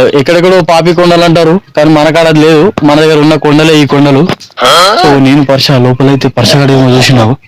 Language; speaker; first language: Telugu; non-native, local second language; Lambadi